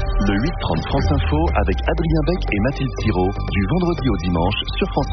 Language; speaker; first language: French; native; French